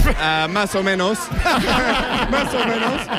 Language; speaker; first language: Spanish; non-native, learner; English